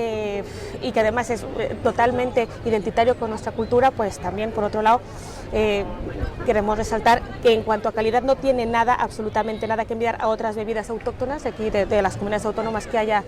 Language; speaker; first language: Spanish; native; Spanish